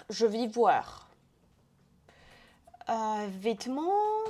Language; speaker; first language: French; non-native, fluent; Russian